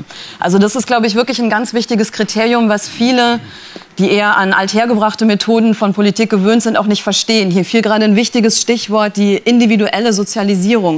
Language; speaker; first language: German; native; German